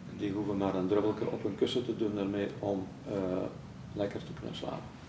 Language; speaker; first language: Dutch; native; Dutch